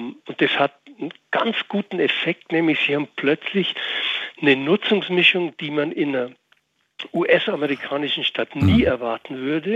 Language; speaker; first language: German; native; German